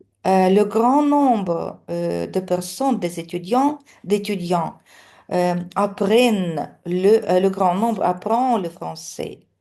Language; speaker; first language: French; non-native, fluent; Russian